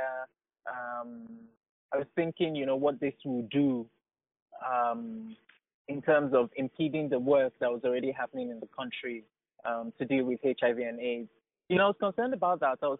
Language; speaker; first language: English; non-native, local second language; Igbo